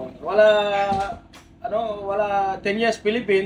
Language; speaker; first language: Filipino; non-native, learner; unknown